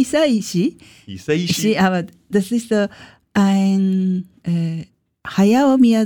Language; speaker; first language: German; non-native, learner; Japanese